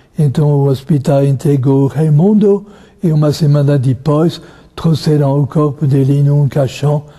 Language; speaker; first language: Portuguese; non-native, fluent; French